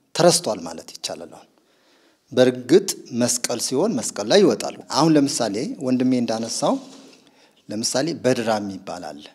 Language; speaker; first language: Amharic; non-native, local second language; Sebat Bet Gurage